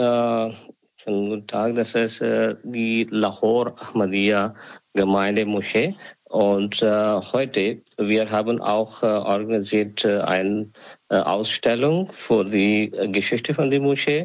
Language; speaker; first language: German; non-native, learner; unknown